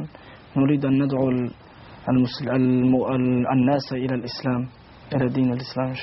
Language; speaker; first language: Arabic; non-native, learner; Tajik